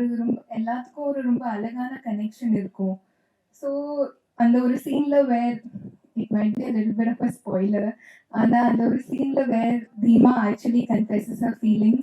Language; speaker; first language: Tamil; non-native, local second language; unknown